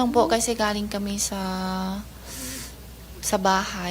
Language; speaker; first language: Filipino; non-native, learner; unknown